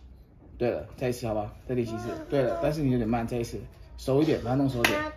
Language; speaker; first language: Chinese; native; Chinese